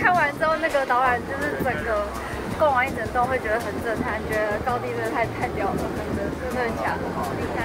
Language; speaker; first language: Chinese; native; Chinese